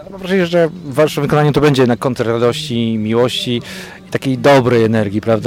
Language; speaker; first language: Polish; native; Polish